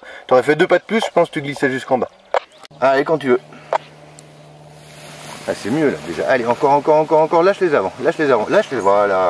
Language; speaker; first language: French; native; French